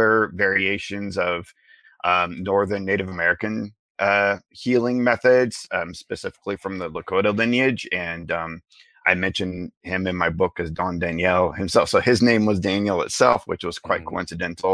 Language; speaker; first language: English; native; English